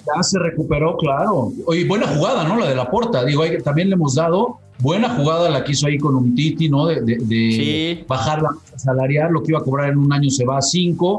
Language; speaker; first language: Spanish; native; Spanish